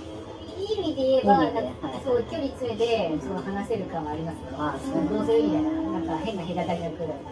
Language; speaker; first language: Japanese; native; Japanese